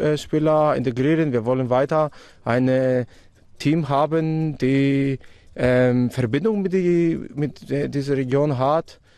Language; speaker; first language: German; non-native, fluent; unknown